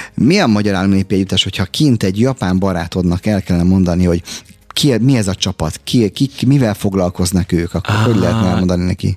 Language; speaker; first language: Hungarian; native; Hungarian